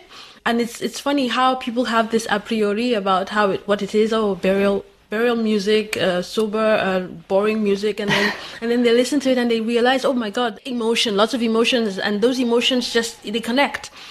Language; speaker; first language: English; non-native, local second language; Yoruba